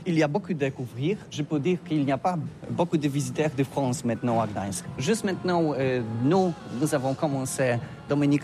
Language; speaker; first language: French; non-native, learner; Polish